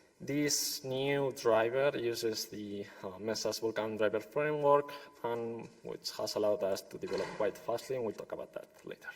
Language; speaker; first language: English; non-native, fluent; Spanish